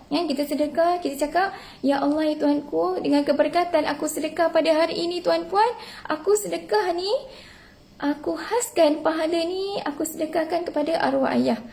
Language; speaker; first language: Malay; native; Malay